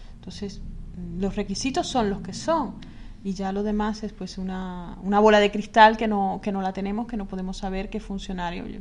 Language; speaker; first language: Spanish; native; Spanish